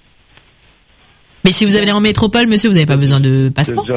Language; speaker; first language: French; native; French